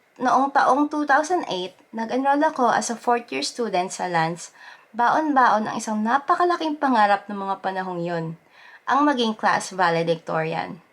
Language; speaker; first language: Filipino; native; Filipino